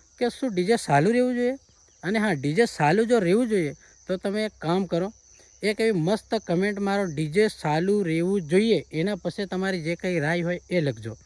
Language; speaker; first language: Gujarati; non-native, local second language; Bhili